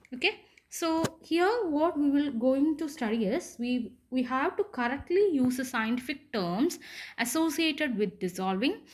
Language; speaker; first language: English; non-native, local second language; Malayalam